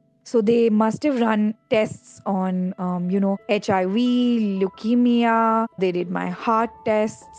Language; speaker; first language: English; non-native, local second language; Hindi